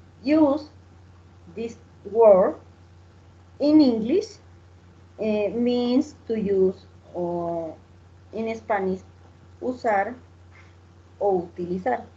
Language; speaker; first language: English; non-native, learner; Spanish